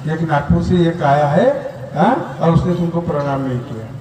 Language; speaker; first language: Hindi; non-native, local second language; Marathi